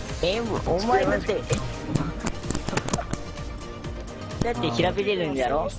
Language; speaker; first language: Japanese; native; Japanese